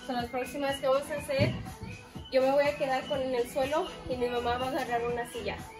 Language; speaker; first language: Spanish; early bilingual, heritage; Spanish